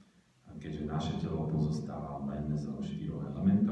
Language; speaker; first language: Slovak; native; Slovak